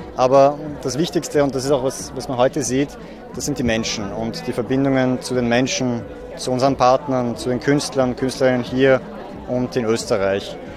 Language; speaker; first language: German; native; German